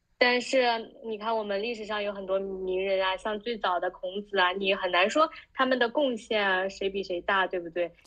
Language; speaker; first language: Chinese; native; Chinese